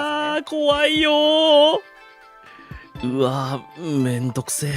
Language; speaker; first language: Japanese; native; Japanese